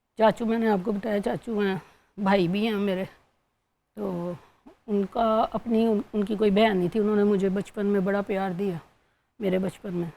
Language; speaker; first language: Urdu; non-native, local second language; Punjabi